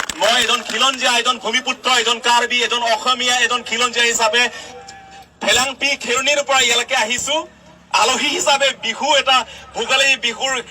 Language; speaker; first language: Assamese; non-native, local second language; Karbi